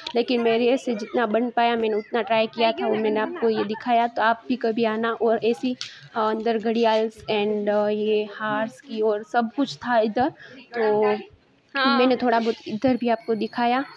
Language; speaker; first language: Hindi; non-native, local second language; Gujarati